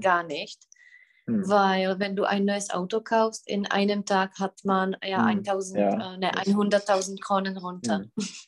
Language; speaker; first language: German; non-native, fluent; Czech